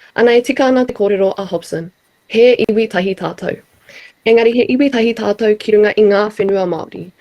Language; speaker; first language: Māori; native; Māori